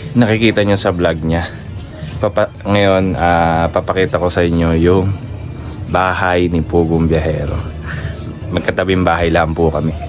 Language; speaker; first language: Filipino; native; Filipino